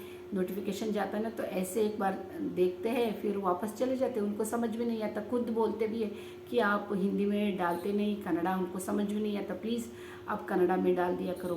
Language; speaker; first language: Hindi; non-native, local second language; Kannada